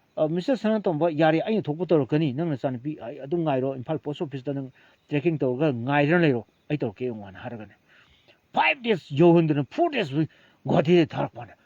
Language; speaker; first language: Manipuri; non-native, local second language; Thado Chin